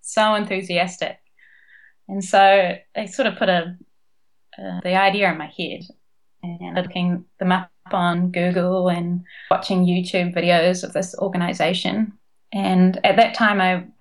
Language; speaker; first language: English; native; English